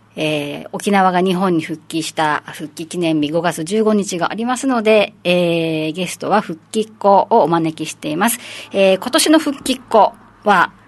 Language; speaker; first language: Japanese; native; Japanese